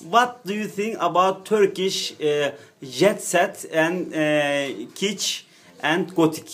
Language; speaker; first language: English; non-native, learner; Turkish